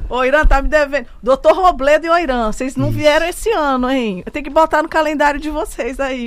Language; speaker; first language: Portuguese; native; Portuguese